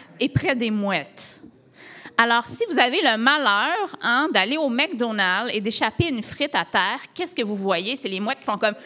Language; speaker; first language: French; native; French